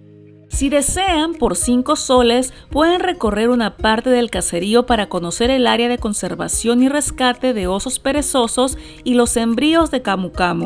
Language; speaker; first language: Spanish; native; Spanish